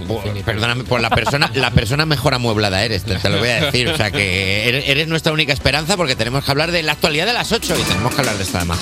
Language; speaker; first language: Spanish; native; Spanish